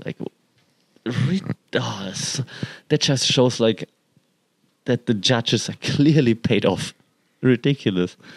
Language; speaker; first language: English; non-native, fluent; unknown